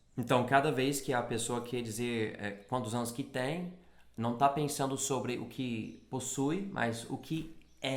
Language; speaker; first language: Portuguese; non-native, fluent; English